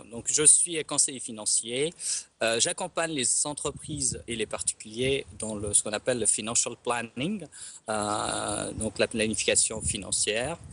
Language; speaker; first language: French; non-native, local second language; Arabic